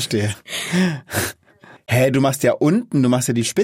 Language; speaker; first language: German; native; German